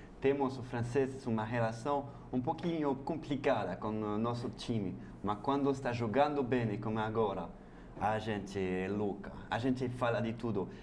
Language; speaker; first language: Portuguese; non-native, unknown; French